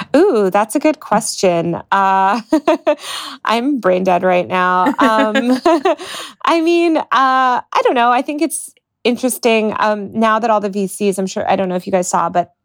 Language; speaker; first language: English; native; English